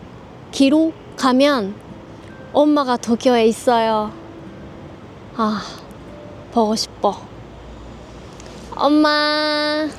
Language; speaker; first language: Korean; non-native, learner; Japanese